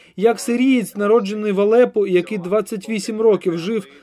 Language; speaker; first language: Ukrainian; non-native, fluent; Arabic